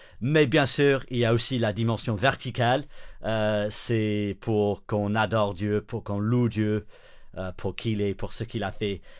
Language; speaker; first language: French; non-native, fluent; English